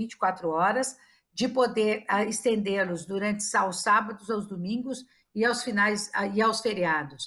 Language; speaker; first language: Portuguese; native; Portuguese